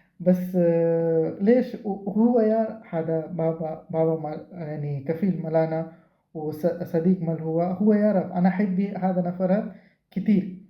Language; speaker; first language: Arabic; non-native, learner; Bangla